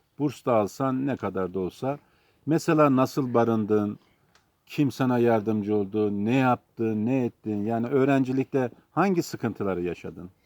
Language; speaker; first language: Turkish; native; Turkish